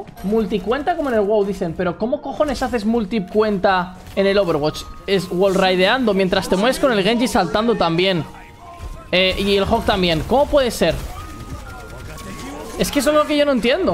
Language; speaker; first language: Spanish; native; Spanish